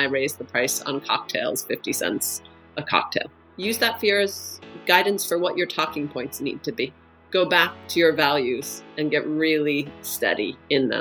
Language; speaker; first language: English; native; English